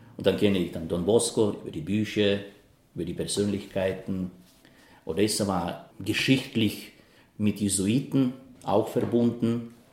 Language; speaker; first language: German; non-native, fluent; Russian